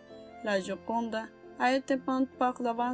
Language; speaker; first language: French; non-native, fluent; Spanish